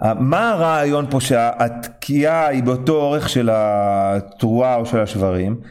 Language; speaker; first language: Hebrew; non-native, fluent; English